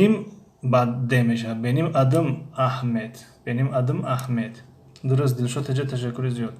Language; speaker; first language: Turkish; non-native, fluent; Tajik